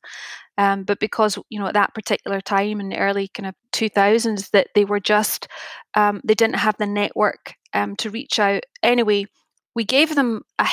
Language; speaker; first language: English; native; English